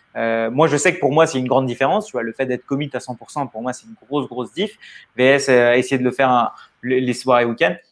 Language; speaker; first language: French; native; French